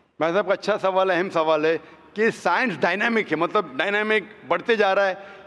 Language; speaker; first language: Hindi; non-native, local second language; Konkani